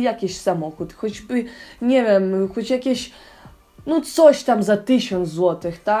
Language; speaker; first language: Polish; non-native, learner; Ukrainian